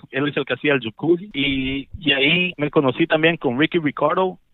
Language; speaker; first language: Spanish; early bilingual, heritage; Spanish